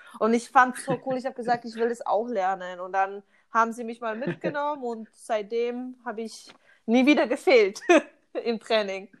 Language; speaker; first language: German; non-native, fluent; Polish